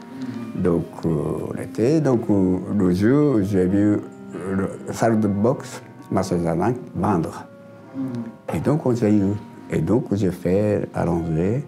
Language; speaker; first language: French; non-native, learner; Japanese